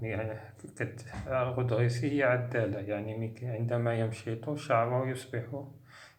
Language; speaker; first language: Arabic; native; Arabic